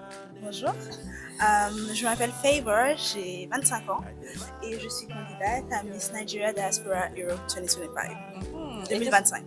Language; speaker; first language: French; early bilingual, other home language; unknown